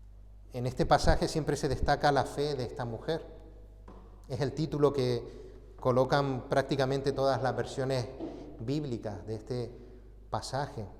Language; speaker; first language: Spanish; native; Spanish